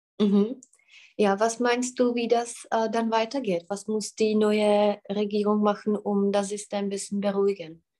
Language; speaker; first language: German; non-native, fluent; Czech